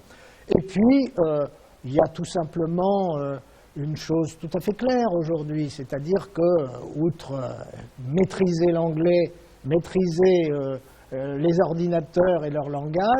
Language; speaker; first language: French; native; French